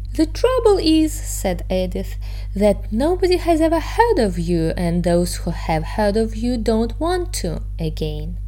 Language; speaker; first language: English; non-native, fluent; Russian